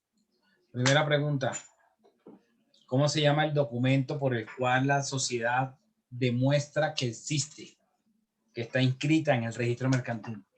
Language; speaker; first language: Spanish; native; Spanish